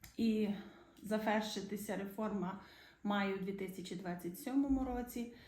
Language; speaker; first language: Ukrainian; native; Ukrainian